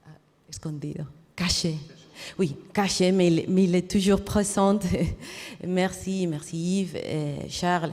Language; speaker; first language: French; non-native, fluent; Spanish